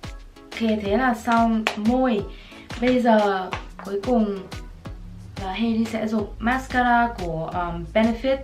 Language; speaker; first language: Vietnamese; early bilingual, heritage; Vietnamese